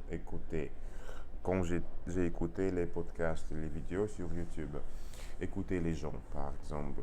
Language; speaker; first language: French; non-native, learner; Russian